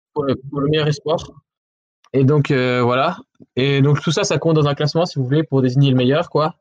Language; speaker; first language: French; native; French